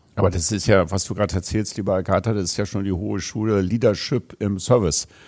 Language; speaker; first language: German; native; German